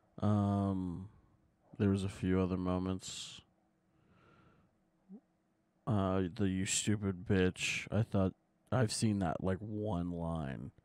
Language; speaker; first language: English; native; English